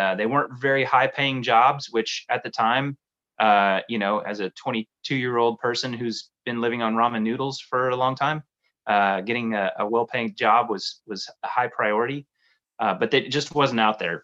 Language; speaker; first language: English; native; English